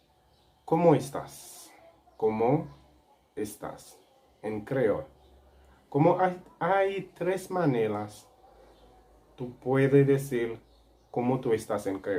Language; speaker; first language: Spanish; non-native, local second language; Haitian Creole